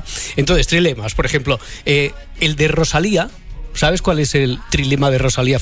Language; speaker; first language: Spanish; native; Spanish